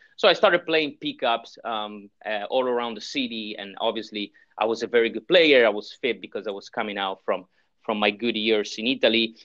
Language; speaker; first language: English; non-native, fluent; Italian